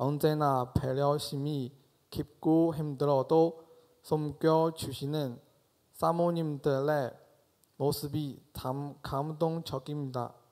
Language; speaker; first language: Korean; non-native, fluent; Chinese